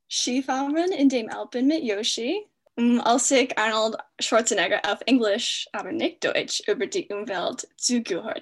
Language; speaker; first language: German; non-native, fluent; English